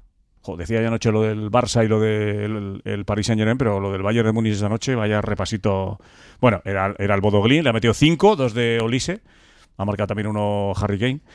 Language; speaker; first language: Spanish; native; Spanish